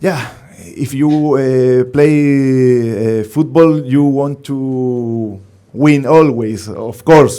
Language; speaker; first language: English; non-native, learner; Spanish